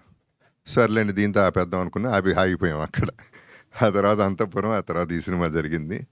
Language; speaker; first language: Telugu; native; Telugu